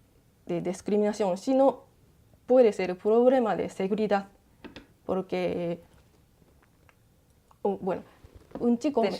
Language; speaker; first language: Spanish; non-native, learner; Japanese